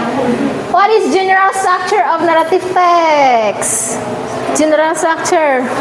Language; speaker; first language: English; non-native, learner; Indonesian